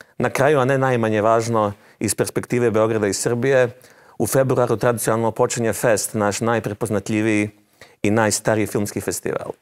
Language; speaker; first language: Serbian; native; Serbian